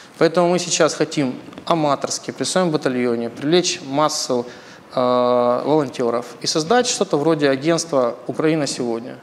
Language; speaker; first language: Russian; native; Russian